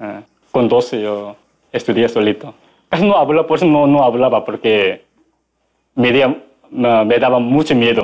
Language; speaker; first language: Spanish; non-native, learner; Korean